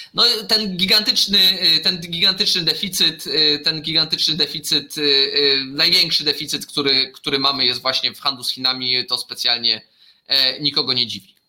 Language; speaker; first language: Polish; native; Polish